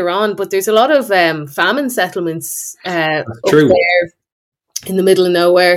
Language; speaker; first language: English; native; English